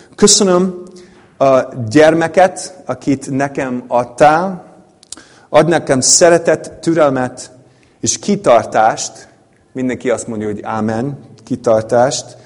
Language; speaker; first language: Hungarian; non-native, fluent; English